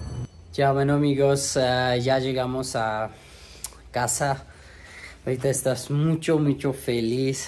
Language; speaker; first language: Spanish; non-native, learner; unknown